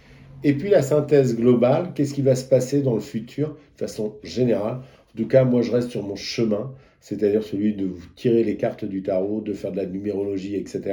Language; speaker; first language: French; native; French